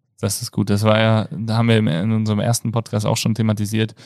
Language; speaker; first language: German; native; German